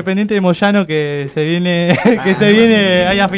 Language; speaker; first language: Spanish; native; Spanish